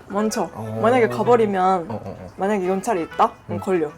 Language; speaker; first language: Korean; non-native, fluent; Japanese